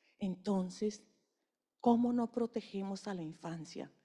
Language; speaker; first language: Spanish; native; Spanish